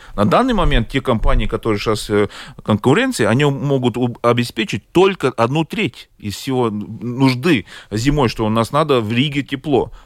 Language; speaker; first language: Russian; non-native, local second language; Latvian